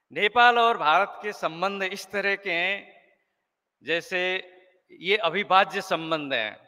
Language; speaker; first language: Hindi; non-native, fluent; Nepali